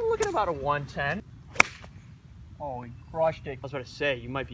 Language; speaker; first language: English; native; English